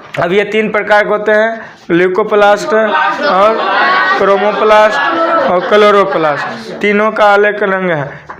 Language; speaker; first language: Hindi; native; Hindi